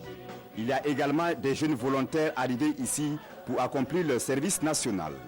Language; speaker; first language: French; native; French